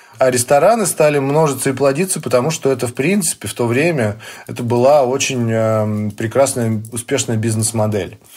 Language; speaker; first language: Russian; native; Russian